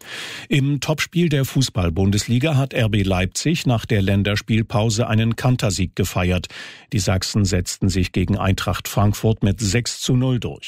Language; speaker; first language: German; native; German